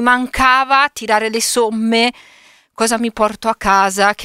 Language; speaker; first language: Italian; native; Italian